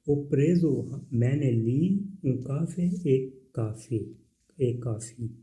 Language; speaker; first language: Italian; non-native, fluent; Punjabi